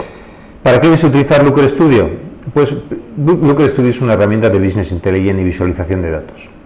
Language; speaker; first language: Spanish; native; Spanish